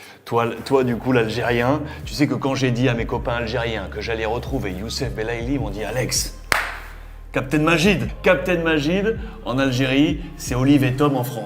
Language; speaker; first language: French; native; French